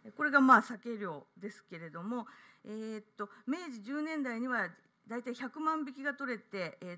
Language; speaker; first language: Japanese; native; Japanese